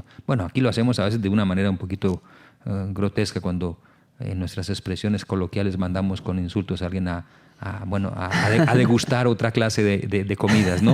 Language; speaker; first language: Spanish; native; Spanish